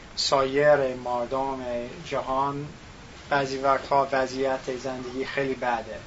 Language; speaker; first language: Tajik; non-native, learner; English